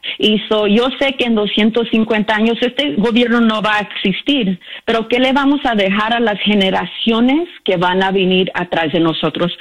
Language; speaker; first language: Spanish; early bilingual, heritage; Spanish